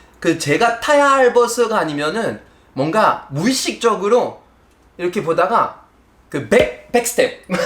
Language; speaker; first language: Korean; non-native, fluent; French